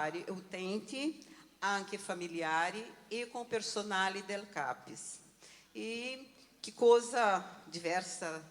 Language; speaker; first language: Italian; non-native, learner; Portuguese